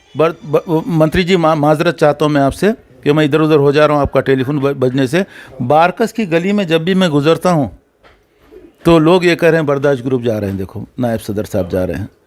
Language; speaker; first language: Urdu; native; Urdu